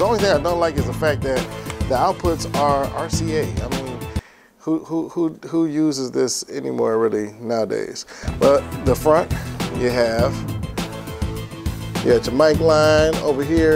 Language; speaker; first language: English; native; English